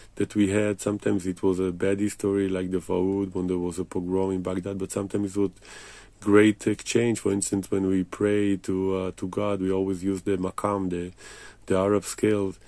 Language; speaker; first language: English; non-native, fluent; Hebrew